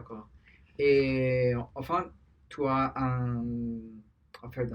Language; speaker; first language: French; non-native, learner; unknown